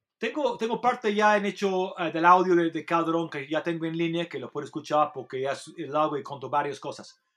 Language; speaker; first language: Spanish; non-native, fluent; English